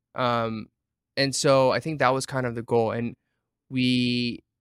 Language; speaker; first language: English; native; English